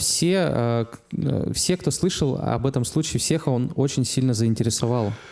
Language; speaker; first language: Russian; native; Russian